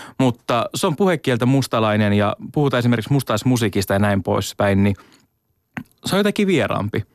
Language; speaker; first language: Finnish; native; Finnish